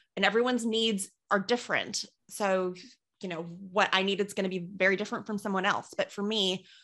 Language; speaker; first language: English; native; English